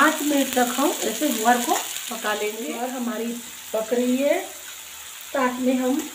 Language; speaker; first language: Hindi; non-native, local second language; Gujarati